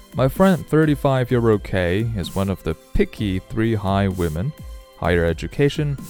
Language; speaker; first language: English; non-native, fluent; Chinese